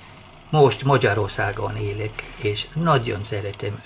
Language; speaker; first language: Hungarian; non-native, learner; English